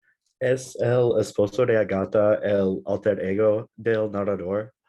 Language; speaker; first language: Spanish; non-native, learner; English